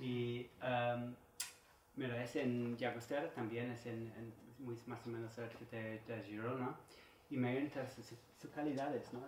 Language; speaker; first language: Spanish; non-native, learner; English